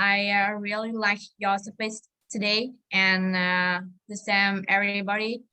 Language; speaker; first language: English; non-native, learner; Vietnamese